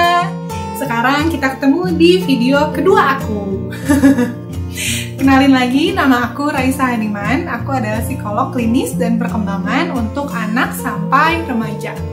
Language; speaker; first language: Indonesian; native; Indonesian